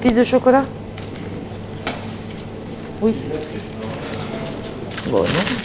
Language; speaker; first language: French; native; French